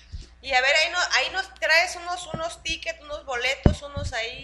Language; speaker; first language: Spanish; native; Spanish